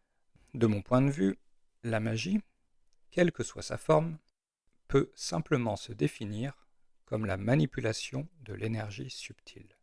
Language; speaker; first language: French; native; French